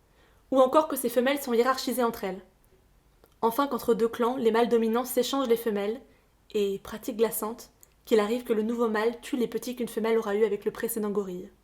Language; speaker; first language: French; native; French